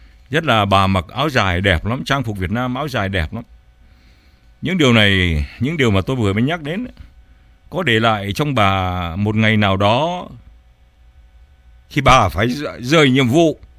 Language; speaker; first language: Vietnamese; native; Vietnamese